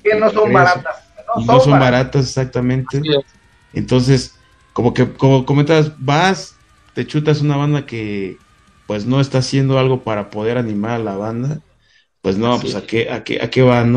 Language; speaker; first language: Spanish; native; Spanish